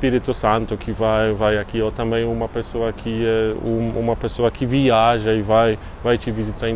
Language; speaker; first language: Portuguese; non-native, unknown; Polish